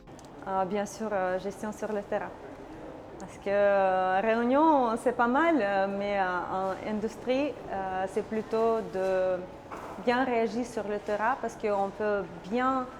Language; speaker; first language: French; non-native, learner; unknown